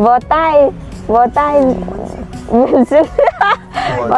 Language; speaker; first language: Chinese; non-native, learner; Lao